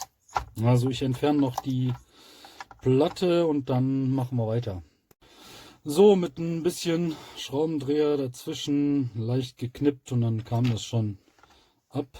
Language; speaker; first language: German; native; German